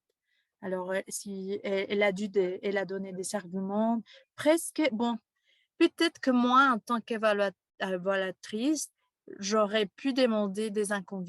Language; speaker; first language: French; non-native, fluent; Spanish